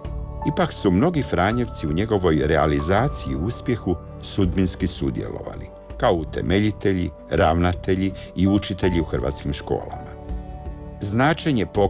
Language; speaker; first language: Croatian; native; Croatian